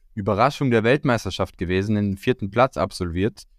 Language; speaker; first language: German; early bilingual, other home language; Croatian